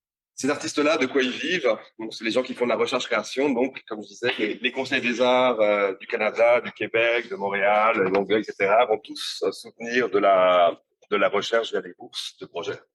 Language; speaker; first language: French; native; French